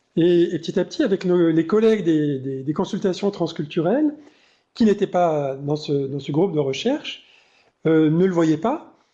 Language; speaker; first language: French; native; French